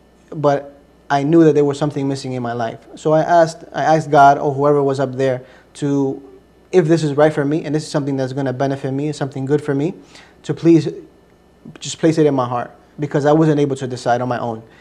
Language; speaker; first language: English; early bilingual, other home language; Spanish